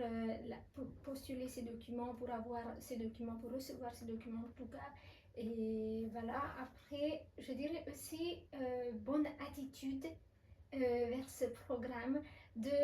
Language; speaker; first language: French; non-native, fluent; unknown